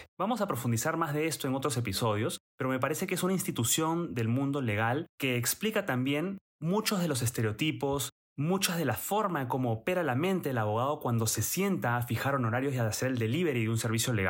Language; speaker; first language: Spanish; native; Spanish